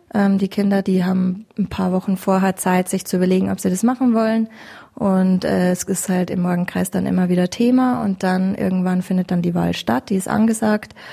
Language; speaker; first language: German; native; German